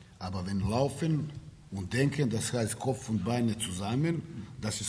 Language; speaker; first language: German; non-native, learner; Serbian